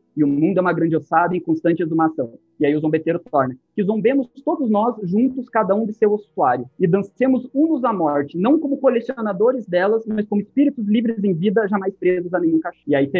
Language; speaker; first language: Portuguese; native; Portuguese